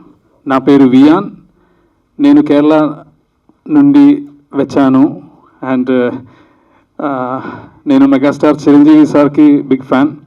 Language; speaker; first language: Telugu; non-native, learner; Malayalam